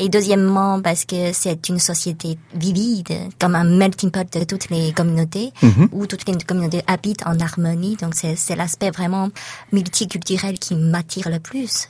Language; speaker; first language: French; non-native, fluent; Chinese